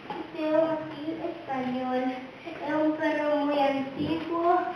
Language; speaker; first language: Spanish; non-native, local second language; Galician